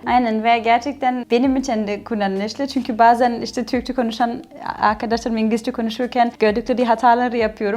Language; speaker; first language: Turkish; non-native, fluent; German